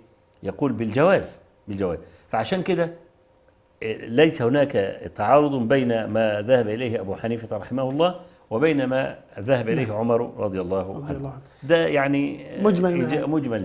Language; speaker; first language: Arabic; native; Arabic